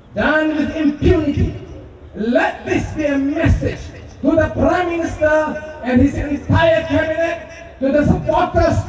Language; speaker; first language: English; non-native, local second language; Malay